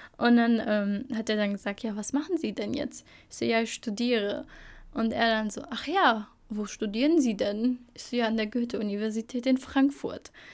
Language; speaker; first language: German; early bilingual, other home language; Albanian